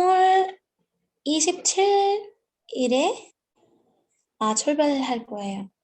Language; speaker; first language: Korean; non-native, learner; Arabic